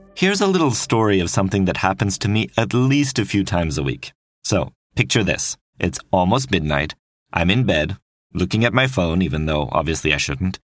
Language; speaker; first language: English; non-native, fluent; French